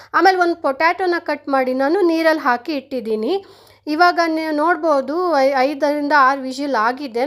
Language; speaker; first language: Kannada; non-native, local second language; Konkani